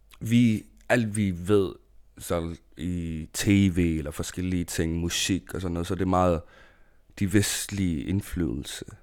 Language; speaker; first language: Danish; non-native, local second language; Kalaallisut